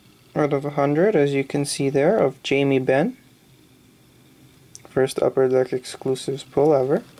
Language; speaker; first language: English; native; English